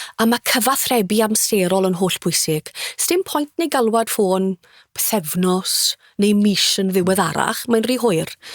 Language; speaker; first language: Welsh; native; Welsh